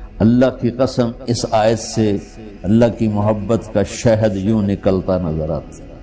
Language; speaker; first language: Urdu; non-native, local second language; Punjabi